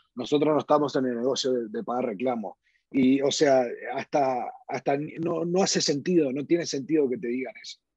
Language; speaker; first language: Spanish; early bilingual, heritage; Spanish